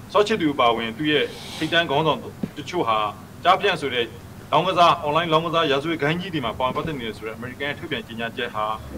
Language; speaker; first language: Burmese; native; Burmese